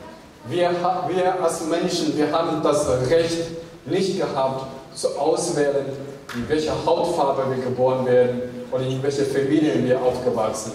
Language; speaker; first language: German; non-native, fluent; Chinese